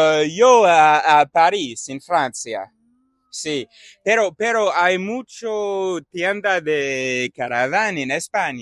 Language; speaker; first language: Spanish; non-native, learner; English